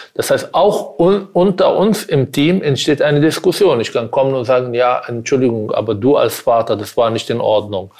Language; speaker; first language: German; non-native, fluent; Arabic